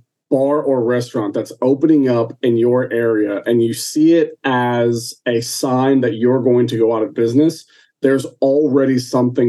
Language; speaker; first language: English; native; English